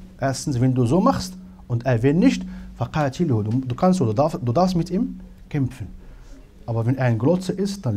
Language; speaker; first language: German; non-native, fluent; Arabic